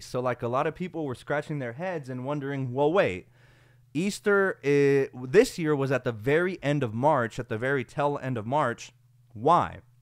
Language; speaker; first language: English; early bilingual, other home language; Spanish